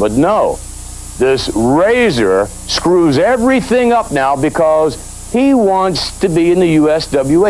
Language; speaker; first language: English; native; English